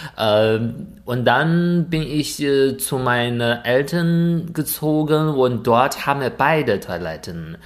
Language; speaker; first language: German; non-native, fluent; Chinese